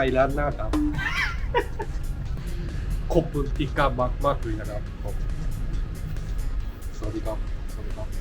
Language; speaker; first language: Thai; non-native, learner; Japanese